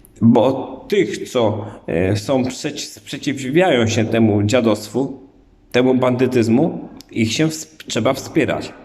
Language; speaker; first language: Polish; native; Polish